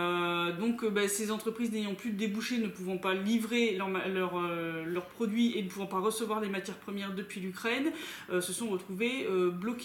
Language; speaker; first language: French; native; French